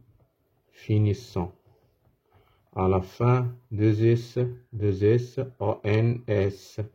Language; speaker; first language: French; non-native, fluent; Arabic